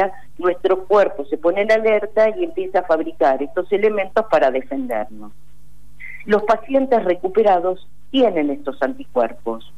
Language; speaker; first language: Spanish; native; Spanish